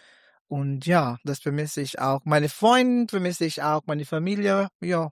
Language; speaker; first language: German; non-native, learner; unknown